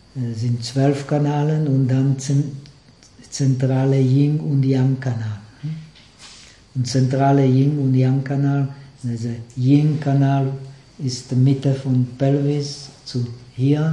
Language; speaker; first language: German; non-native, fluent; Czech